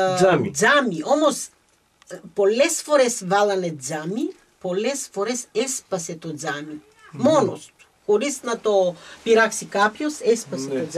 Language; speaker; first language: Greek; early bilingual, heritage; Greek